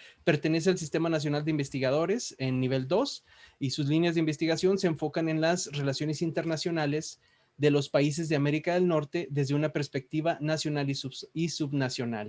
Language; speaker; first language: Spanish; native; Spanish